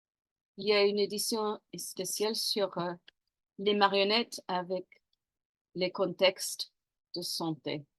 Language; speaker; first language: French; non-native, fluent; English